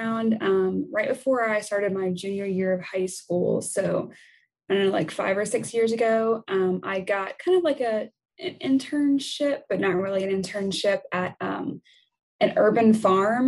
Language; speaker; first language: English; native; English